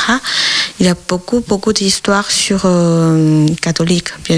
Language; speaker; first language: French; non-native, learner; Chinese